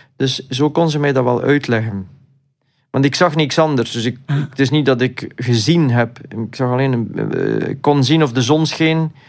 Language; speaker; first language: Dutch; native; Dutch